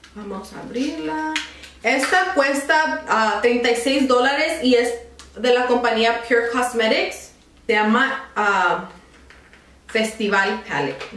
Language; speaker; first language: Spanish; early bilingual, other home language; English